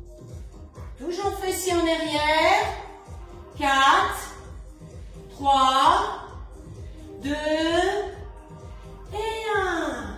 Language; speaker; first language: French; native; French